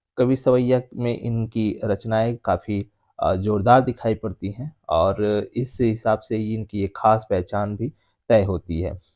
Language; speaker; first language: Hindi; native; Hindi